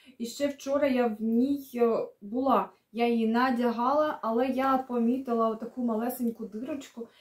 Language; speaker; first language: Ukrainian; non-native, local second language; Russian